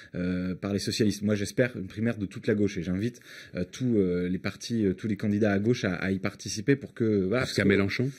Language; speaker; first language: French; native; French